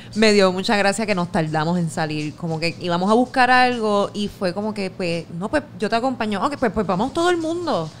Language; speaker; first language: Spanish; native; Spanish